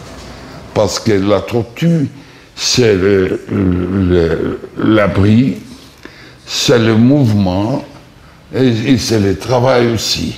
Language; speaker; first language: French; non-native, fluent; Portuguese